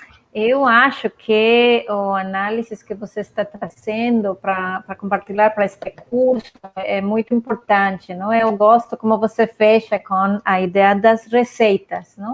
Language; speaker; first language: Portuguese; non-native, fluent; Spanish